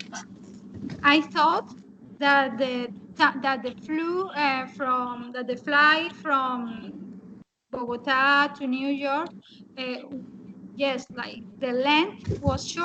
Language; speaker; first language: English; non-native, fluent; Spanish